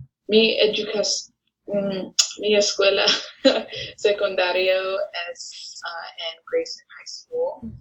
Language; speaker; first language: Spanish; non-native, learner; English